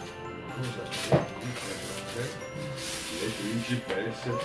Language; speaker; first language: Italian; native; Italian